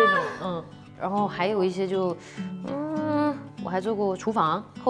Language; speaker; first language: Chinese; native; Chinese